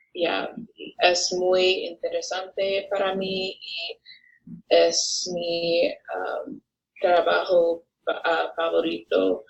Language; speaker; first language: Spanish; non-native, learner; English